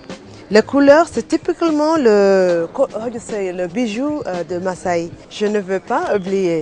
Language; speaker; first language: French; non-native, learner; Swahili